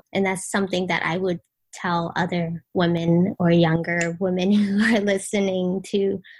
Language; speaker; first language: English; early bilingual, other home language; Vietnamese